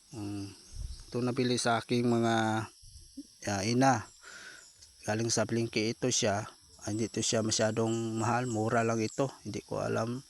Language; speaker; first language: Filipino; non-native, local second language; Cebuano